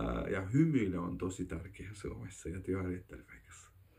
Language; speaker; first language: Finnish; non-native, learner; Turkish